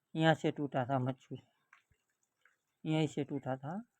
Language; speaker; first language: Hindi; non-native, local second language; Gujarati